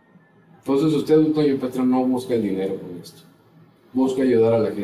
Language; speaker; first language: Spanish; native; Spanish